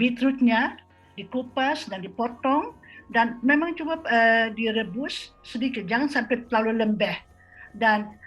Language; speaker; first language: Indonesian; non-native, fluent; Dutch